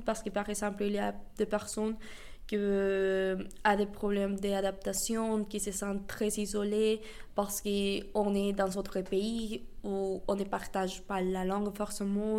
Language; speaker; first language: French; non-native, fluent; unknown